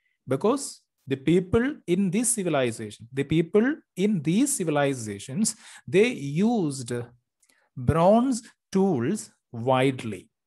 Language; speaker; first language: English; non-native, local second language; Malayalam